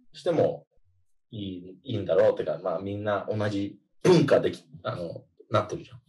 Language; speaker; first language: Japanese; non-native, fluent; English